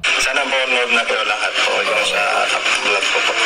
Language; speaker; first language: Filipino; non-native, learner; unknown